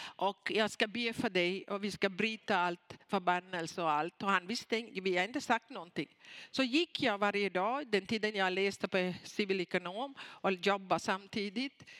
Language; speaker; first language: Swedish; non-native, fluent; Tamil